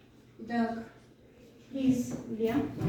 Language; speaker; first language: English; non-native, learner; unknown